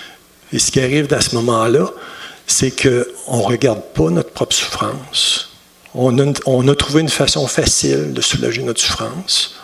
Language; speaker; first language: French; native; French